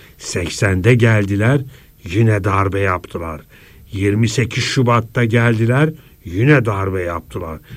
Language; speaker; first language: Turkish; native; Turkish